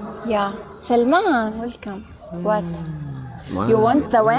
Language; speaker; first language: English; non-native, learner; Arabic